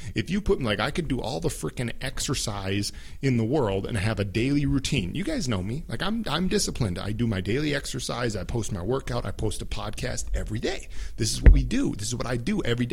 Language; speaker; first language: English; native; English